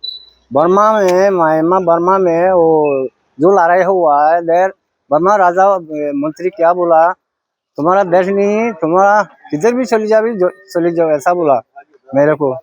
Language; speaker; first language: Hindi; non-native, learner; Rohingya